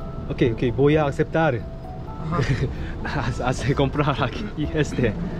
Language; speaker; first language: Spanish; non-native, learner; Korean